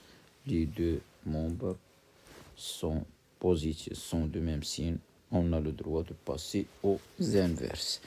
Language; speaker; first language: French; non-native, local second language; Arabic